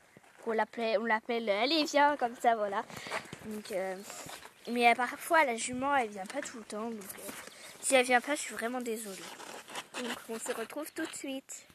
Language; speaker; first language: French; native; French